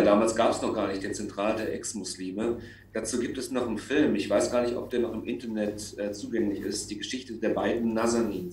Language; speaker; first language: German; native; German